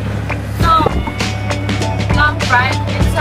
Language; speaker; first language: English; non-native, learner; Khmer